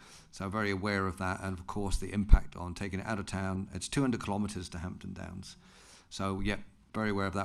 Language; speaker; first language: English; native; English